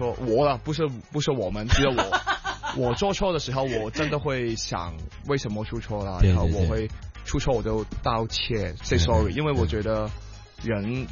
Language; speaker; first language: Chinese; non-native, fluent; Cantonese